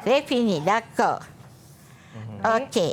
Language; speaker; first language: French; non-native, fluent; Malay